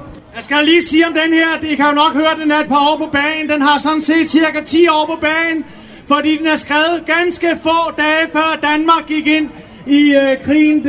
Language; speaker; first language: Danish; native; Danish